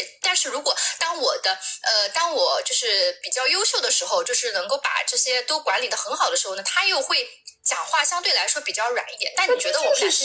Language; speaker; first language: Chinese; native; Chinese